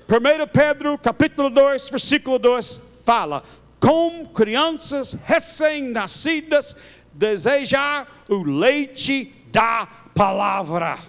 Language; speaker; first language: Portuguese; non-native, fluent; English